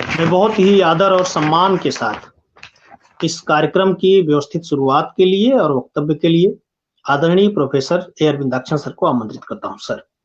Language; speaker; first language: Hindi; native; Hindi